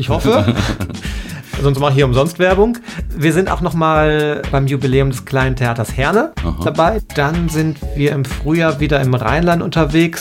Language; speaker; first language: German; native; German